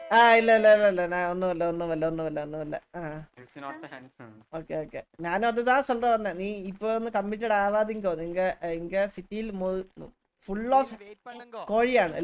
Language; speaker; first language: Tamil; non-native, learner; Malayalam